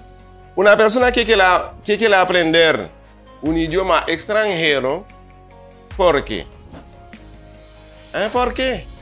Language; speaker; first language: Spanish; non-native, fluent; Haitian Creole